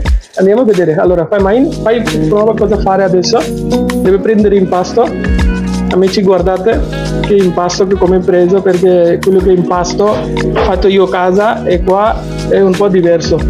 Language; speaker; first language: Italian; non-native, learner; Bangla